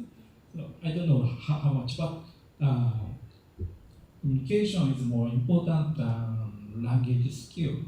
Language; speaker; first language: English; non-native, fluent; Japanese